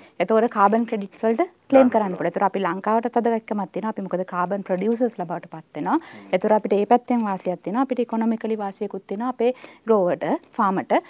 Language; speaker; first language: Sinhala; native; Sinhala